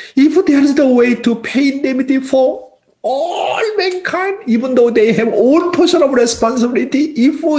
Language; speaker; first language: English; non-native, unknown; Korean